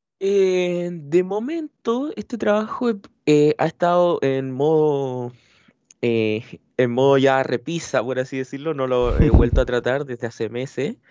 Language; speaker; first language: Spanish; native; Spanish